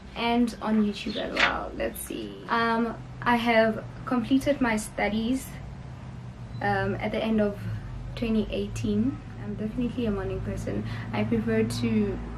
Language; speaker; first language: English; non-native, local second language; Northern Sotho